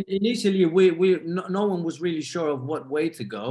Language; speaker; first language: English; non-native, fluent; Spanish